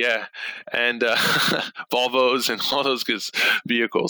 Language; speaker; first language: English; early bilingual, other home language; French